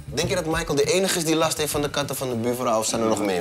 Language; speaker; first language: Dutch; native; Dutch